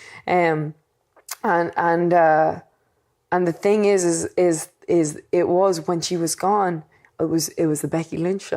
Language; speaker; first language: English; native; English